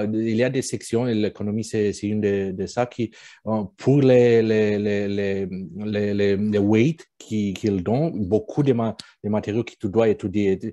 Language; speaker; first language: French; non-native, fluent; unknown